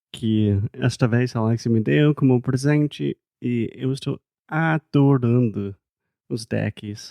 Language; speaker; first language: Portuguese; non-native, fluent; English